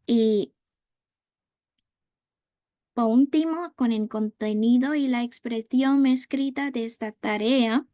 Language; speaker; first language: Spanish; non-native, fluent; Vietnamese